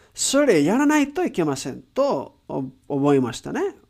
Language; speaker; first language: Japanese; non-native, learner; Spanish